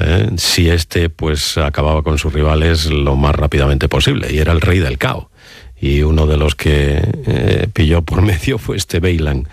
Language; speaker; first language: Spanish; native; Spanish